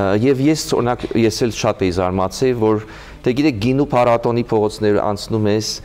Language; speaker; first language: Armenian; native; Armenian